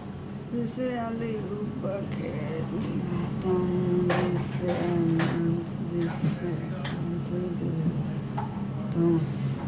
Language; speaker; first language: French; non-native, learner; Chinese